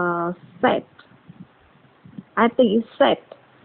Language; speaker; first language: English; non-native, learner; Vietnamese